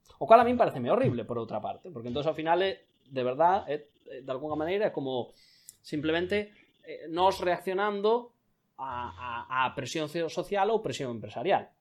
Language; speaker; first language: Galician; non-native, local second language; Spanish